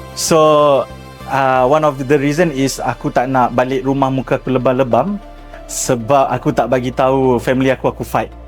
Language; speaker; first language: Malay; native; Malay